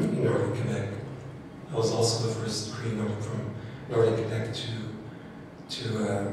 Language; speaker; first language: English; non-native, fluent; Cree